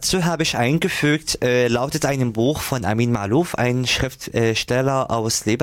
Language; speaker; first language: German; non-native, fluent; Arabic